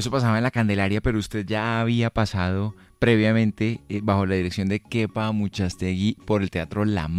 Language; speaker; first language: Spanish; native; Spanish